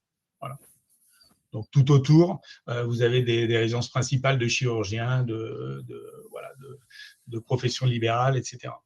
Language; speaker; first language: French; native; French